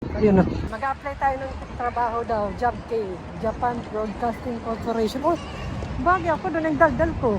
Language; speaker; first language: Filipino; native; Filipino